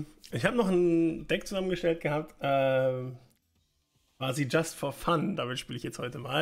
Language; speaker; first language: German; native; German